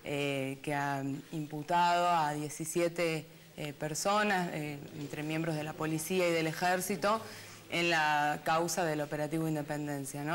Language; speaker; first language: Spanish; native; Spanish